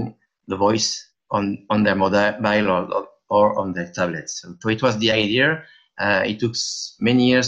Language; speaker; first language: English; non-native, fluent; French